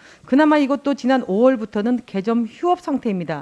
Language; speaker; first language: Korean; native; Korean